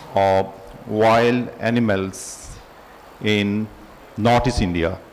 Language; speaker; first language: English; non-native, local second language; Assamese